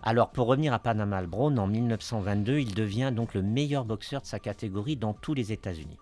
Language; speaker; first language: French; native; French